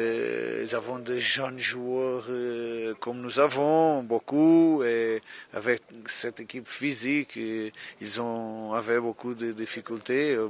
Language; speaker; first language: French; non-native, fluent; Portuguese